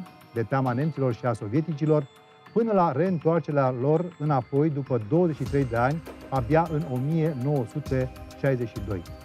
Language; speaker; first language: Romanian; native; Romanian